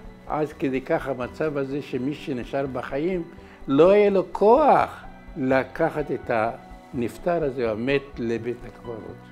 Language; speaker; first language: Hebrew; non-native, fluent; Arabic